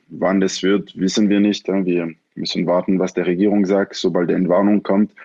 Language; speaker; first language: German; non-native, fluent; French